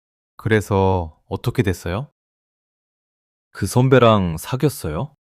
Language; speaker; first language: Korean; early bilingual, heritage; English